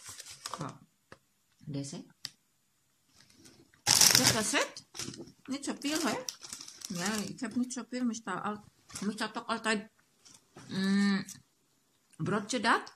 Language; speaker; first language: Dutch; non-native, learner; Indonesian